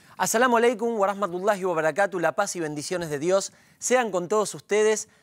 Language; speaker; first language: Spanish; native; Spanish